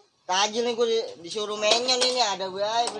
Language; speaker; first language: Indonesian; native; Indonesian